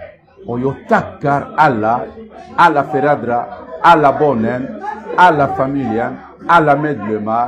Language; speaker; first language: Swedish; non-native, learner; Lingala